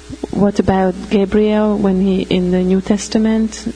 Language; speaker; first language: English; non-native, fluent; Hungarian